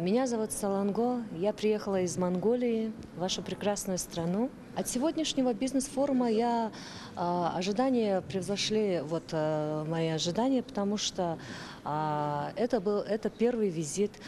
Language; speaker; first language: Russian; non-native, fluent; Mongolian